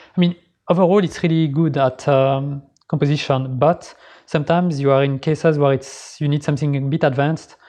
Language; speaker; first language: English; non-native, fluent; French